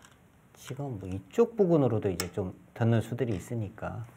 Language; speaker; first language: Korean; native; Korean